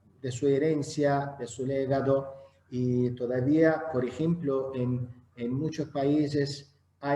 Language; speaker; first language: Spanish; non-native, fluent; Azerbaijani